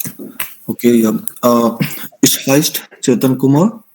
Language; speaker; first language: German; non-native, learner; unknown